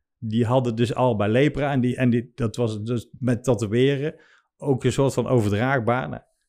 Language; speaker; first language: Dutch; native; Dutch